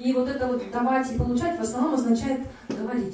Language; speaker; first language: Russian; native; Russian